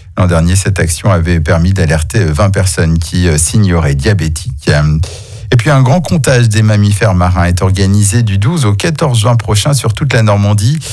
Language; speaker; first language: French; native; French